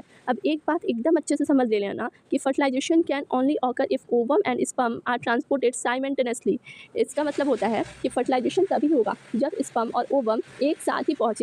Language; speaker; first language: Hindi; native; Hindi